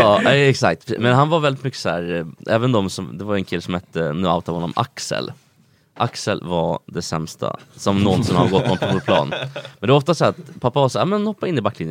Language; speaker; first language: Swedish; native; Swedish